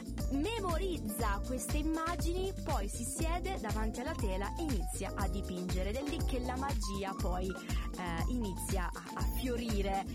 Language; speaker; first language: Italian; native; Italian